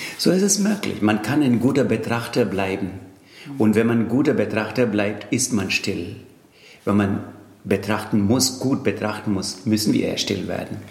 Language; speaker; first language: German; non-native, fluent; Tamil